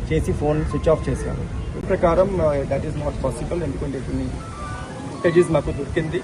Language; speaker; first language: Telugu; non-native, learner; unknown